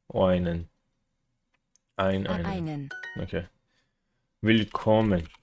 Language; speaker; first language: German; non-native, learner; English